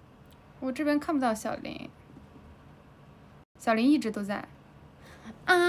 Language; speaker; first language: Chinese; native; Chinese